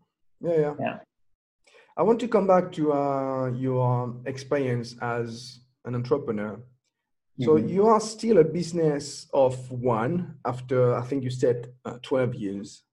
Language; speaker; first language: English; non-native, fluent; French